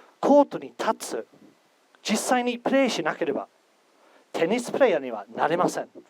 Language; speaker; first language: Japanese; non-native, fluent; English